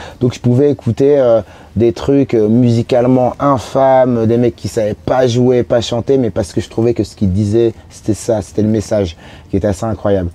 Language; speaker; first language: French; native; French